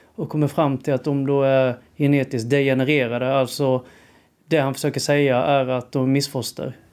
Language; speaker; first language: Swedish; native; Swedish